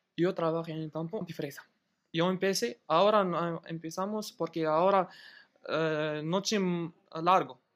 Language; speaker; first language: Spanish; non-native, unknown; Arabic